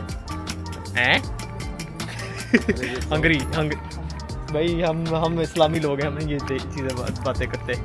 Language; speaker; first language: Hindi; early bilingual, heritage; Hindi